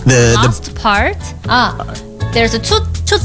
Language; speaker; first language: English; non-native, learner; Indonesian